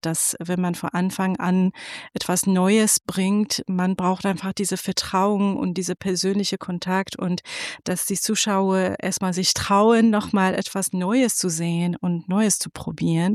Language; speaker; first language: German; non-native, fluent; Persian